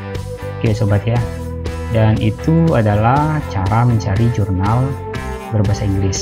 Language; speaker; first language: Indonesian; native; Indonesian